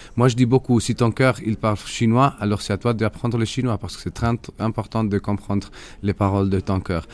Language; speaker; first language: French; non-native, fluent; Spanish